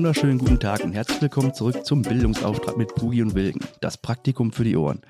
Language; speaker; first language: German; native; German